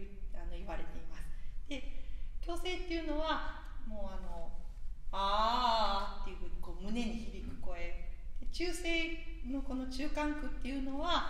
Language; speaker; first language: Japanese; native; Japanese